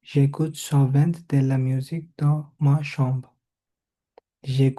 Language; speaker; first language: French; non-native, learner; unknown